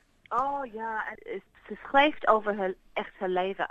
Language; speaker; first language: Dutch; early bilingual, heritage; English